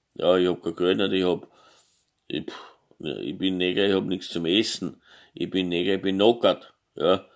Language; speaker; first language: German; native; German